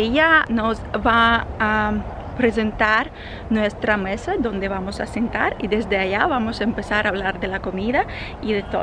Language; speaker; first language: Spanish; non-native, fluent; Russian